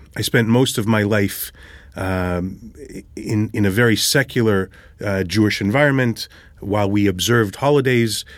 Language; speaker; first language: English; early bilingual, other home language; Hebrew